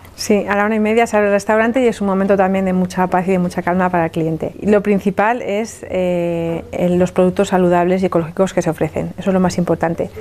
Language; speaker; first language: Spanish; early bilingual, heritage; French